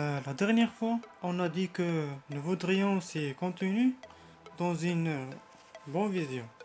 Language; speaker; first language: French; non-native, learner; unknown